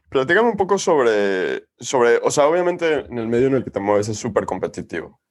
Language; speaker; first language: Spanish; native; Spanish